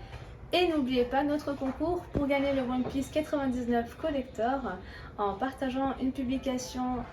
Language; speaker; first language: French; native; French